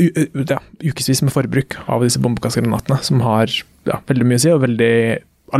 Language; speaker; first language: Norwegian; native; Norwegian